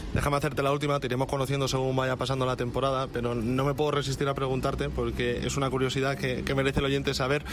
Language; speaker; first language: Spanish; native; Spanish